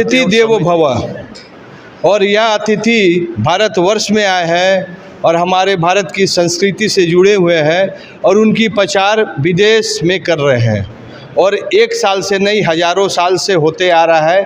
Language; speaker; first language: Hindi; native; Hindi